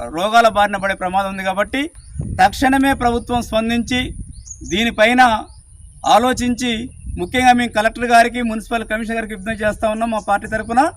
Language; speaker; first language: Telugu; native; Telugu